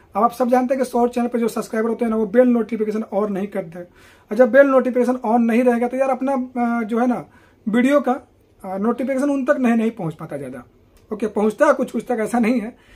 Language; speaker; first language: Hindi; native; Hindi